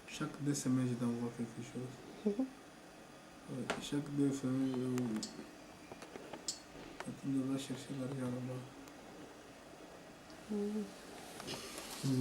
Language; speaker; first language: French; non-native, local second language; Lingala